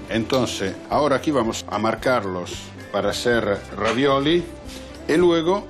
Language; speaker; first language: Spanish; non-native, fluent; Italian